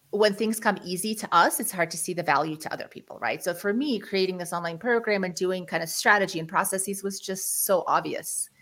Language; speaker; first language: English; early bilingual, other home language; Ukrainian